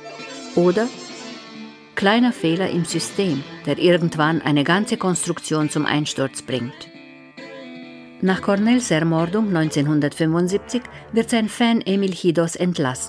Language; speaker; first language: German; native; German